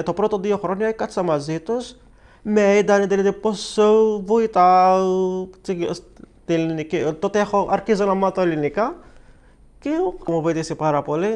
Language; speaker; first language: Greek; non-native, learner; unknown